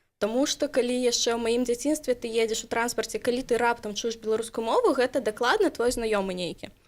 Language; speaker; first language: Belarusian; native; Belarusian